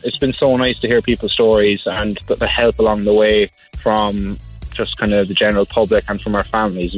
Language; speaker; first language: English; native; English